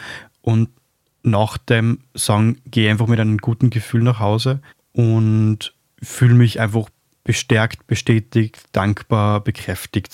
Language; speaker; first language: German; native; German